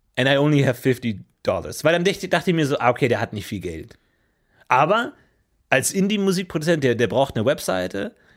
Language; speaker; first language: German; native; German